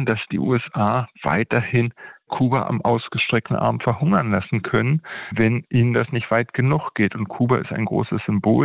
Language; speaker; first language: German; native; German